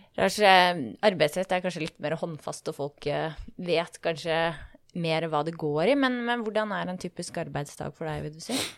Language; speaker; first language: Norwegian; native; Norwegian